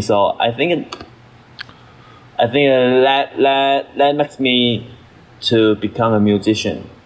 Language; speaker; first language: English; non-native, learner; Chinese